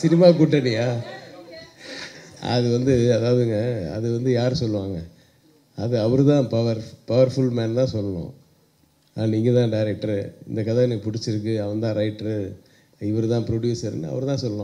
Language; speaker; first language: Tamil; native; Tamil